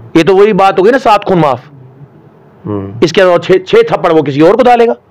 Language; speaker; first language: Urdu; non-native, local second language; Kashmiri